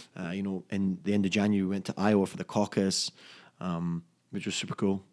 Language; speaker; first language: English; native; English